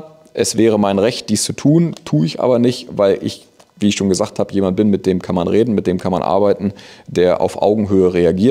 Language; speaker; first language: German; native; German